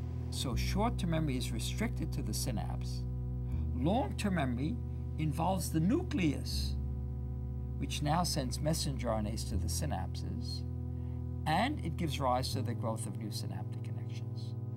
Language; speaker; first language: English; early bilingual, other home language; German